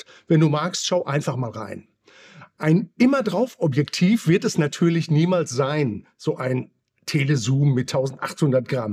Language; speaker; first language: German; native; German